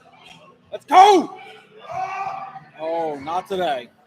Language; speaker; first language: English; native; English